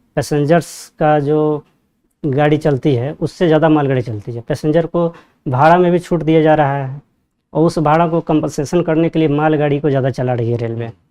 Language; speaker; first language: Hindi; native; Hindi